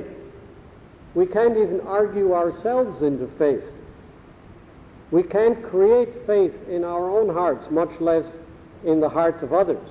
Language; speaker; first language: English; early bilingual, other home language; German